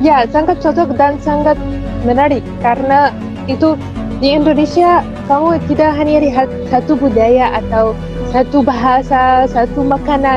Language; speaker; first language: Indonesian; non-native, fluent; Arabic